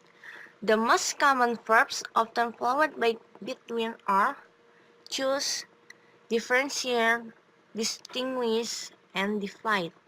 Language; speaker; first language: English; non-native, learner; Indonesian